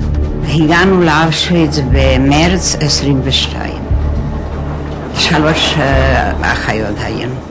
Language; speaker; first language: Hebrew; non-native, fluent; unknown